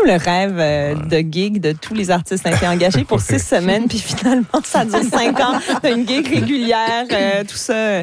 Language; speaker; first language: French; native; French